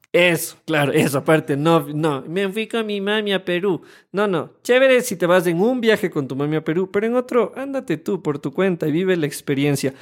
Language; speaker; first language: Spanish; native; Spanish